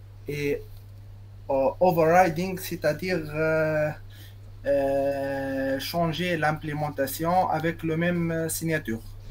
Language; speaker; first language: French; non-native, local second language; Arabic